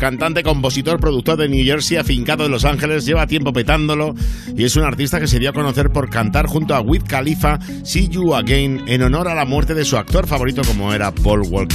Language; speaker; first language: Spanish; native; Spanish